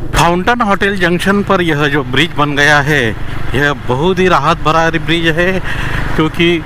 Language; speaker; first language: Hindi; non-native, local second language; Marathi